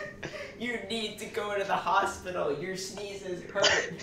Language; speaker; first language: English; native; English